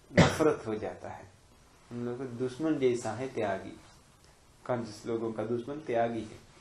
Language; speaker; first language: Hindi; non-native, fluent; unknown